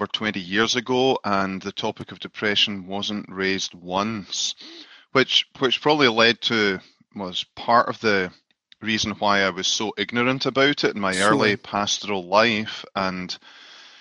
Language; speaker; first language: English; native; English